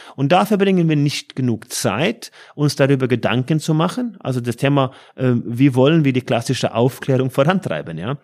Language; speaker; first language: German; non-native, fluent; Norwegian